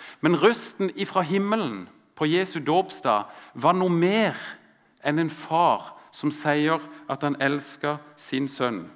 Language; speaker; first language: Norwegian; native; Norwegian